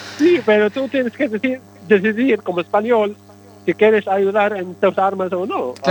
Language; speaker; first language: Spanish; non-native, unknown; Arabic